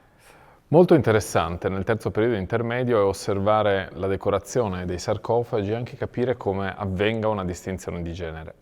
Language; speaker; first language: Italian; native; Italian